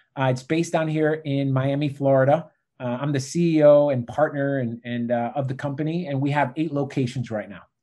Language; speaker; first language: English; native; English